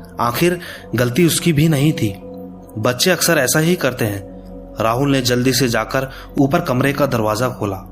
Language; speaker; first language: Hindi; native; Hindi